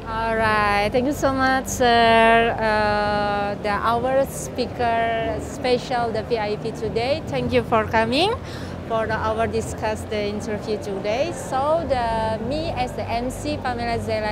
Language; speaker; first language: English; non-native, learner; Indonesian